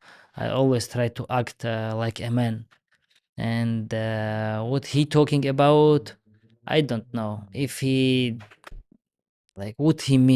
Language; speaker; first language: English; non-native, learner; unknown